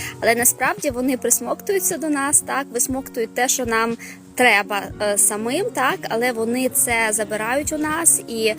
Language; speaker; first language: Ukrainian; non-native, local second language; Russian